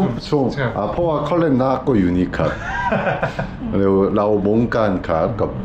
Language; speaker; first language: Thai; non-native, learner; Korean